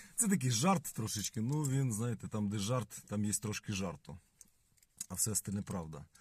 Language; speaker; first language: Ukrainian; native; Ukrainian